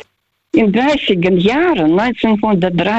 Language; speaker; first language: German; non-native, fluent; Russian